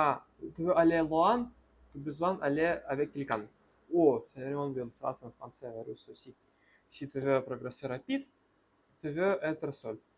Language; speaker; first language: French; non-native, learner; Russian